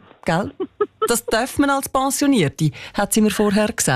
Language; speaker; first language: German; native; German